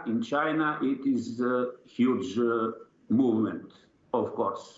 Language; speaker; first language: English; non-native, learner; Serbian